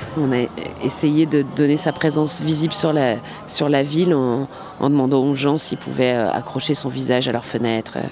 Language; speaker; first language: French; native; French